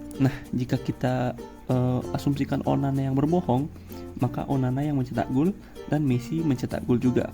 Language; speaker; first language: Indonesian; native; Indonesian